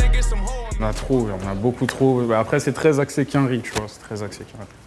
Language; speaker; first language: French; native; French